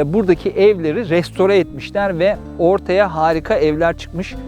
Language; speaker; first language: Turkish; native; Turkish